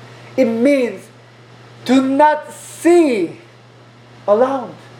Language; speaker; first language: English; non-native, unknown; Korean